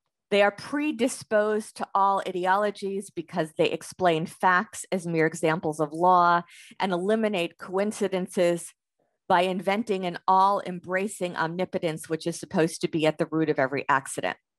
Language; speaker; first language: English; native; English